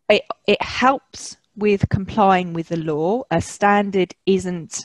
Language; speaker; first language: English; native; English